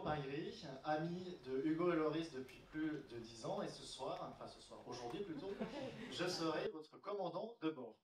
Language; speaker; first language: French; native; French